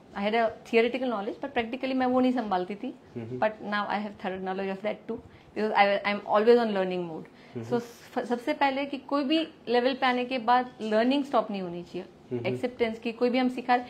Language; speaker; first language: Hindi; non-native, local second language; Gujarati